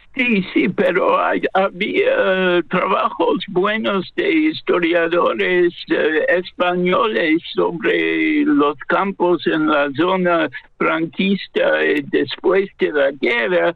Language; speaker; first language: Spanish; non-native, fluent; English